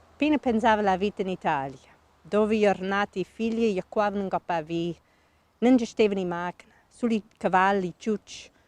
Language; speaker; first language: Italian; early bilingual, heritage; Italian